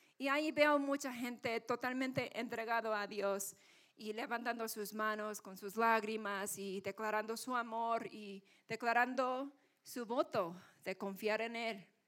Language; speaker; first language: Spanish; non-native, fluent; Korean